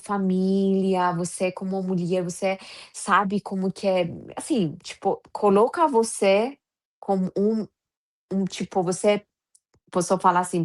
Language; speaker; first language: Portuguese; non-native, fluent; Persian